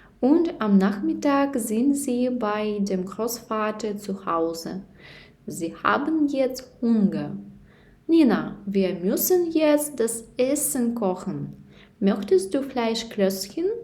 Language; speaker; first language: German; non-native, learner; Ukrainian